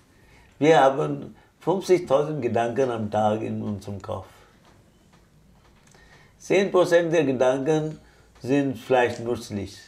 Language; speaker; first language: German; non-native, fluent; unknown